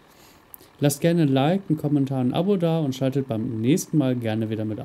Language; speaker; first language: German; native; German